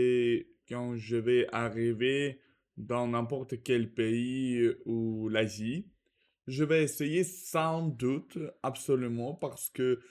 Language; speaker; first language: French; non-native, learner; Russian